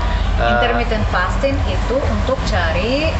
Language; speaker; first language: Indonesian; non-native, fluent; Spanish